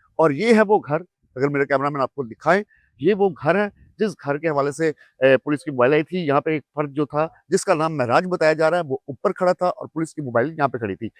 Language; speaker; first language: Urdu; native; Urdu